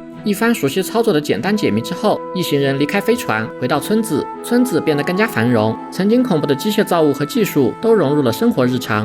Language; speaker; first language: Chinese; native; Chinese